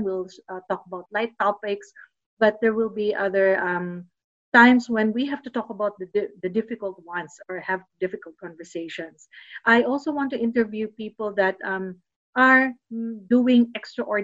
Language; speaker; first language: English; non-native, local second language; Filipino